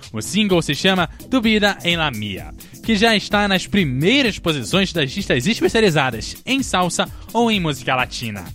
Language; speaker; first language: Portuguese; native; Portuguese